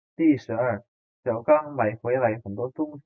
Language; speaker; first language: Chinese; non-native, fluent; Indonesian